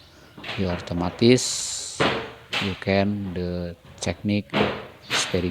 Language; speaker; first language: English; non-native, learner; Indonesian